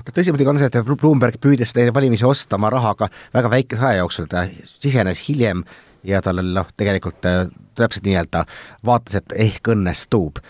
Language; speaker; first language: Estonian; native; Estonian